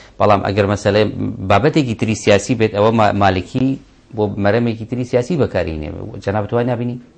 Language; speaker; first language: Central Kurdish; non-native, local second language; Kurdish